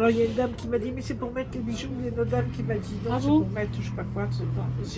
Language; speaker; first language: French; native; French